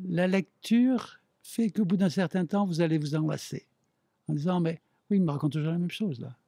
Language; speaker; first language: French; native; French